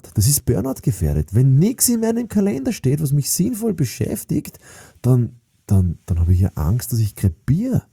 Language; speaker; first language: German; native; German